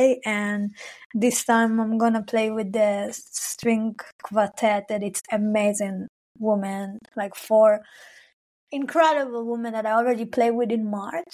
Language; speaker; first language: English; non-native, fluent; Hebrew